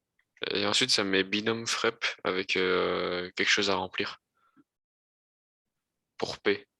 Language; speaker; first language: French; native; French